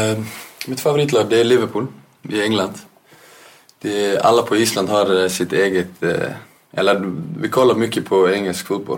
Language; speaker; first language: Swedish; non-native, fluent; Icelandic